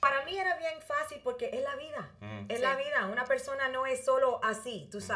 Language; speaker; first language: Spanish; early bilingual, heritage; Spanish